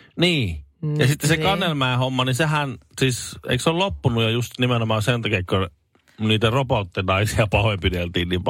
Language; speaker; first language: Finnish; native; Finnish